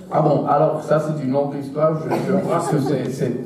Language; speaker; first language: French; non-native, fluent; Italian